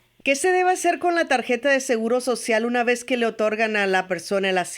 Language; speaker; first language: Spanish; native; Spanish